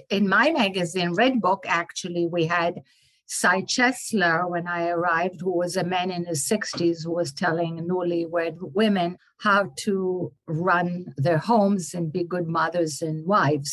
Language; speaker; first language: English; non-native, fluent; Hebrew